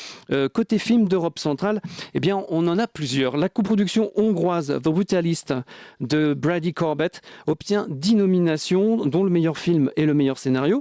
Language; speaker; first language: French; native; French